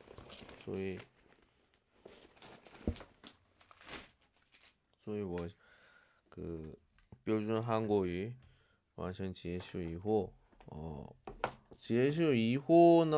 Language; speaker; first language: Chinese; non-native, learner; Korean